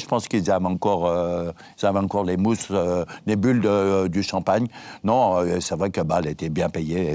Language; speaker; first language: French; native; French